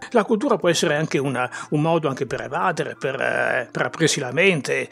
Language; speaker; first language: Italian; native; Italian